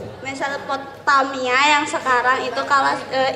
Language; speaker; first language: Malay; non-native, local second language; Sundanese